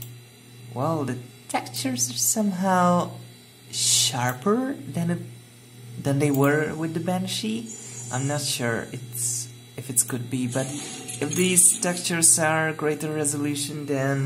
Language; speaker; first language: English; non-native, fluent; Hungarian